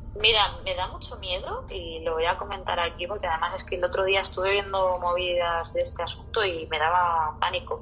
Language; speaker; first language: Spanish; native; Spanish